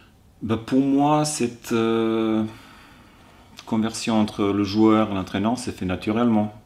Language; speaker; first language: French; non-native, fluent; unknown